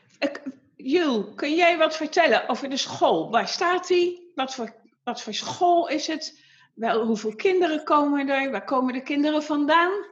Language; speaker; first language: Dutch; native; Dutch